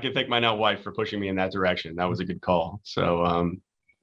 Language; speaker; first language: English; native; English